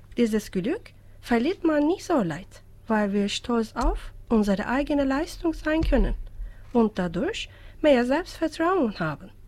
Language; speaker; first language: German; non-native, fluent; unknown